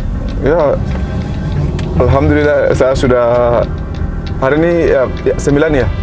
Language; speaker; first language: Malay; non-native, fluent; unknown